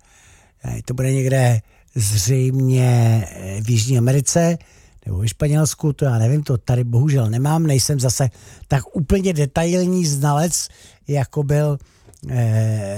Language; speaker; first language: Czech; native; Czech